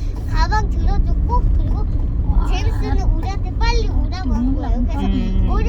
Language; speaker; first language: Korean; early bilingual, other home language; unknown